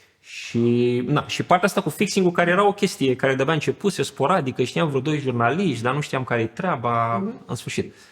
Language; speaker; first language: Romanian; native; Romanian